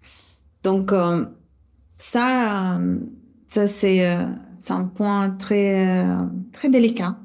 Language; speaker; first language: French; non-native, fluent; Russian